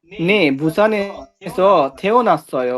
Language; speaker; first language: Korean; non-native, fluent; Bangla